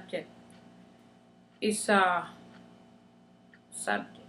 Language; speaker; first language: English; non-native, learner; Spanish